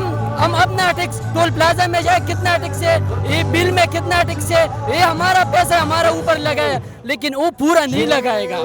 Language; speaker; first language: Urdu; non-native, local second language; Pashto